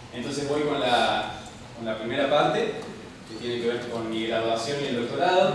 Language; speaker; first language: Spanish; native; Spanish